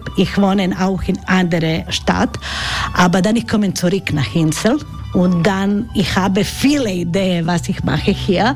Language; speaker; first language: German; non-native, learner; Croatian